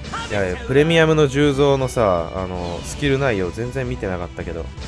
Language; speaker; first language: Japanese; native; Japanese